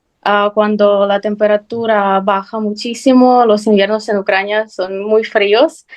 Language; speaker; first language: Spanish; non-native, fluent; Ukrainian